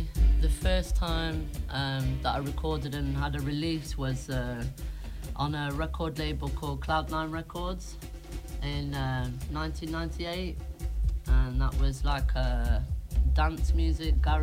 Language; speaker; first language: English; native; English